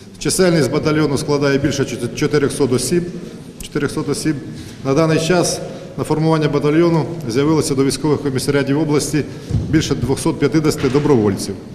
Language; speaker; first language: Ukrainian; native; Ukrainian